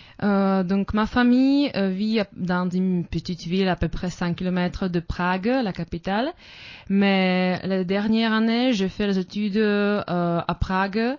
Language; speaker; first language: French; non-native, fluent; Czech